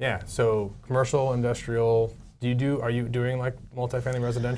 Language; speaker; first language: English; native; English